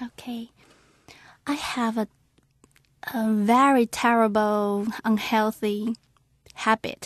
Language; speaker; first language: English; non-native, learner; Chinese